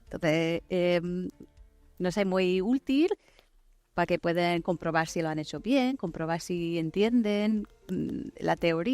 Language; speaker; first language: Spanish; non-native, fluent; English